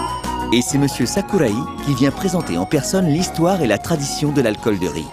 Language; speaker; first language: French; native; French